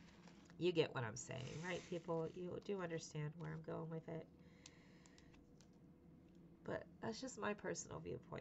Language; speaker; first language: English; native; English